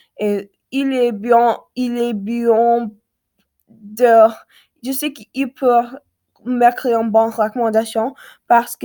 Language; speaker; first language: French; non-native, learner; English